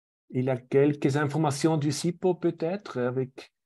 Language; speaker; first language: French; non-native, fluent; German